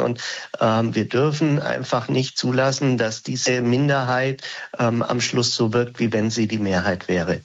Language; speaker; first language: German; native; German